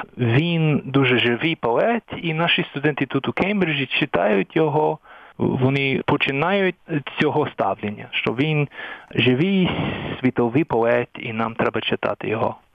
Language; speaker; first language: Ukrainian; non-native, fluent; English